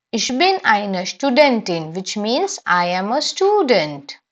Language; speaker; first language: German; non-native, fluent; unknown